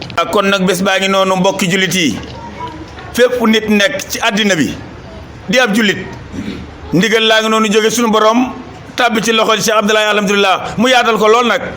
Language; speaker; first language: Wolof; native; Wolof